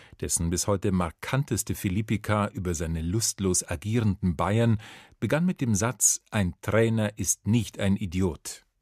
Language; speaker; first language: German; native; German